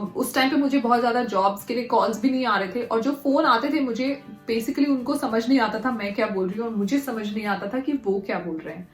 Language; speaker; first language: Hindi; native; Hindi